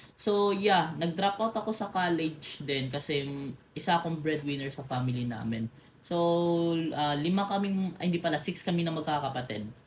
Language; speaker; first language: Filipino; non-native, local second language; Cebuano